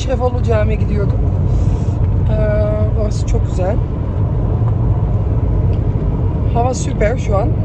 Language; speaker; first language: Turkish; early bilingual, heritage; Turkish